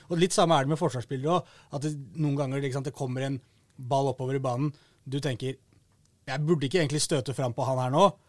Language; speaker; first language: Norwegian; native; Norwegian